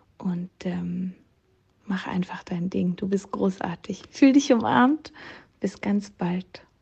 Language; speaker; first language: German; native; German